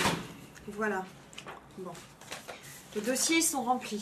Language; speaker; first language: French; native; French